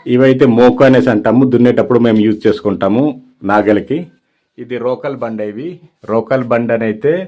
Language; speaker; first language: Telugu; non-native, local second language; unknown